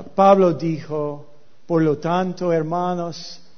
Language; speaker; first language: Spanish; non-native, learner; English